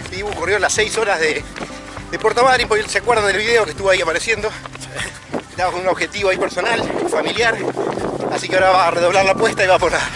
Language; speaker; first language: Spanish; native; Spanish